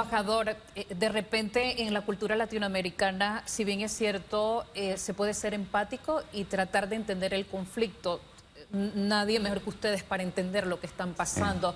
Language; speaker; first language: Spanish; native; Spanish